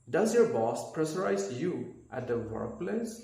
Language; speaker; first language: English; non-native, local second language; Assamese